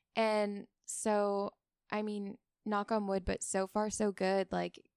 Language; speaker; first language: English; native; English